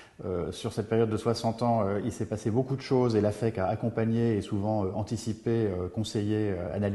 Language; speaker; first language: French; native; French